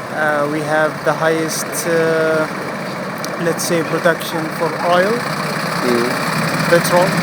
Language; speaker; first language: English; non-native, fluent; Arabic